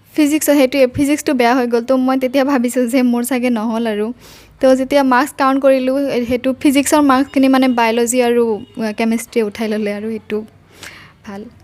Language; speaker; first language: Assamese; non-native, local second language; Bangla